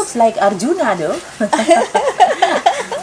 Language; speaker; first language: English; non-native, local second language; Indonesian